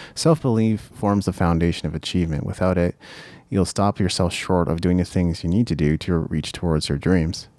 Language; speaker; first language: English; early bilingual, other home language; Japanese